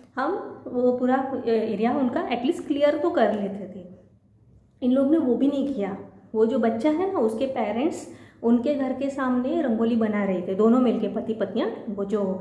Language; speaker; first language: Hindi; non-native, local second language; Marathi